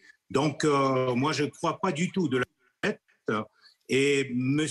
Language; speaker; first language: French; non-native, fluent; Russian